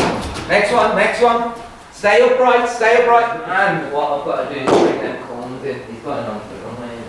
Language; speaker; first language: English; native; English